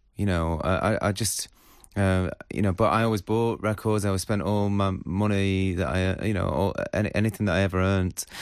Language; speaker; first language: English; native; English